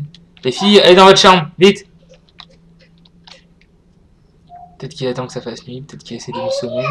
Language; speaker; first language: French; native; French